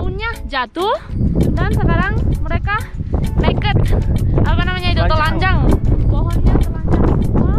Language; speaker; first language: Indonesian; non-native, fluent; Spanish